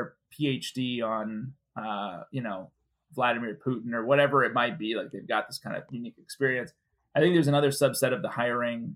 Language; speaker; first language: English; native; English